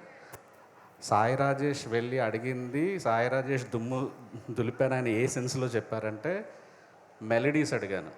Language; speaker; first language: Telugu; native; Telugu